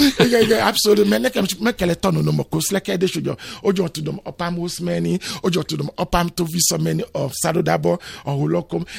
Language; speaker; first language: Hungarian; non-native, fluent; Yoruba